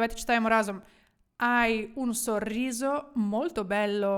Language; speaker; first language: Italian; non-native, fluent; Ukrainian